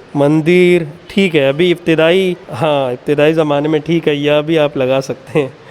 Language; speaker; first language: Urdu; native; Urdu